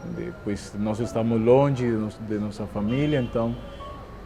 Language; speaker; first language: Portuguese; non-native, fluent; Spanish